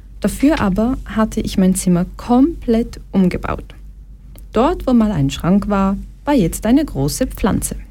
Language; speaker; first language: German; early bilingual, other home language; Portuguese